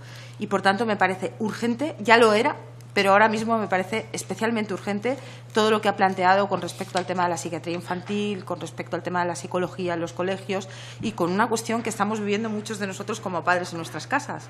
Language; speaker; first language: Spanish; native; Spanish